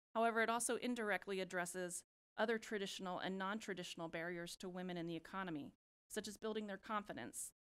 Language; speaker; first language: English; native; English